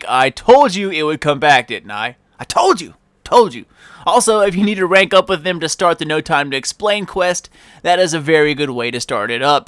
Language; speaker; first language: English; native; English